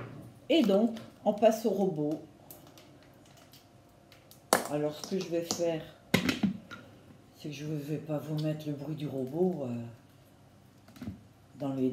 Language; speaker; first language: French; native; French